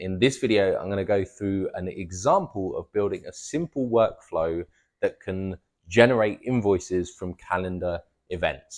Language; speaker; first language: English; native; English